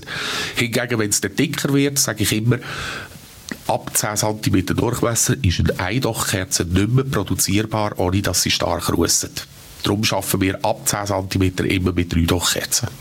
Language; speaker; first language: German; native; German